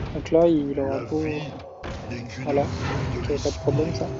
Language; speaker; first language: French; native; French